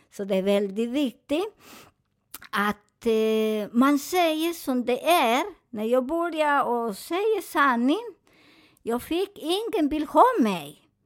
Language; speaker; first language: Swedish; non-native, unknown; Spanish